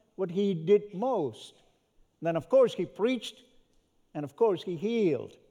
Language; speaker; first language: English; non-native, local second language; Malayalam